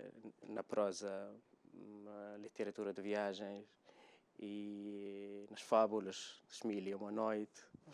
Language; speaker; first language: Portuguese; non-native, fluent; Arabic